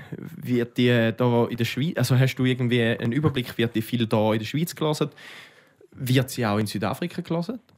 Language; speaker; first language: German; native; German